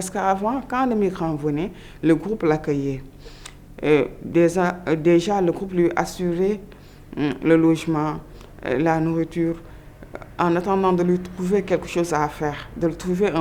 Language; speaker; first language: French; non-native, local second language; Wolof